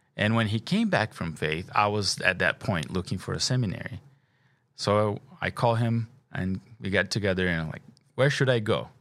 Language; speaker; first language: English; non-native, fluent; Portuguese